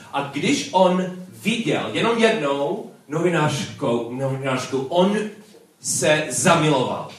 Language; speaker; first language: Czech; non-native, learner; English